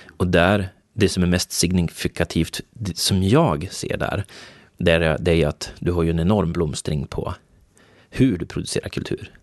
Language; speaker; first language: Swedish; native; Swedish